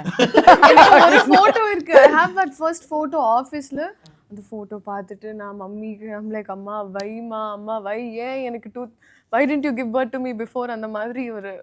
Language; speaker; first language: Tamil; non-native, learner; Telugu